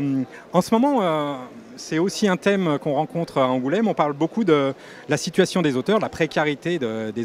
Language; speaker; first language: French; native; French